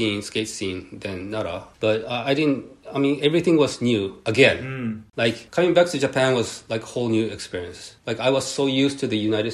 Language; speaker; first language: English; early bilingual, other home language; Japanese